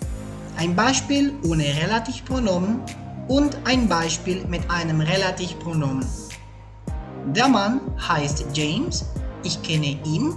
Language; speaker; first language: German; non-native, fluent; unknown